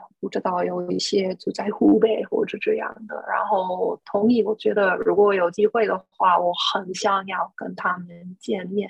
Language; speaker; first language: Chinese; non-native, fluent; English